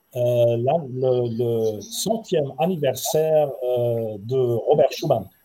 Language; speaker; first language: French; non-native, fluent; German